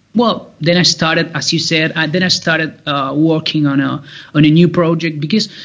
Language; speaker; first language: English; non-native, fluent; Spanish